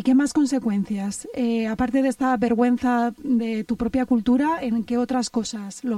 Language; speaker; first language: Spanish; native; Spanish